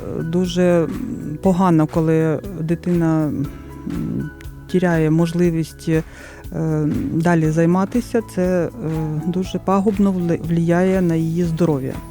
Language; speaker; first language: Ukrainian; non-native, local second language; Russian